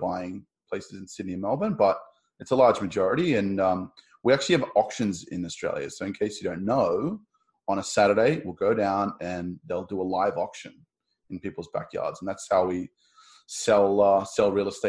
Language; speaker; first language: English; native; English